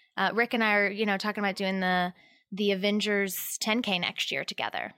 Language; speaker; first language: English; native; English